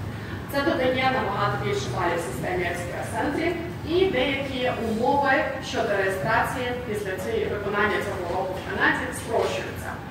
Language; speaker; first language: Ukrainian; native; Ukrainian